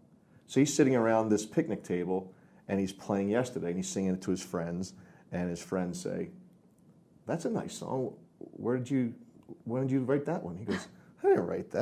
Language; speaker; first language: English; native; English